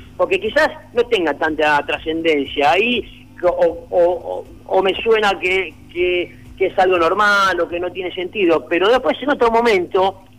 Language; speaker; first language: Spanish; native; Spanish